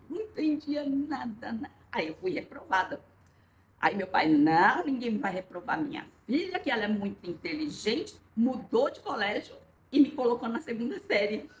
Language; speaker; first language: Portuguese; early bilingual, other home language; Korean